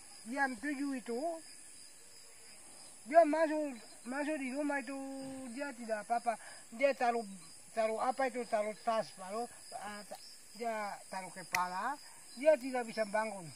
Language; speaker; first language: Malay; non-native, local second language; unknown